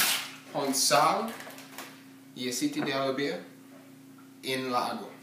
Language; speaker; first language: Spanish; non-native, learner; English